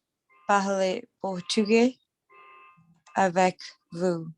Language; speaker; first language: French; non-native, learner; Portuguese